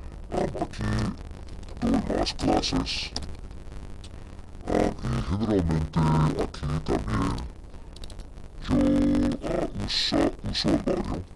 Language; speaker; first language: Spanish; non-native, fluent; English